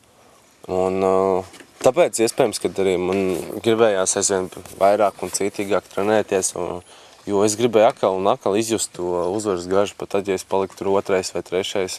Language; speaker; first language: Latvian; native; Latvian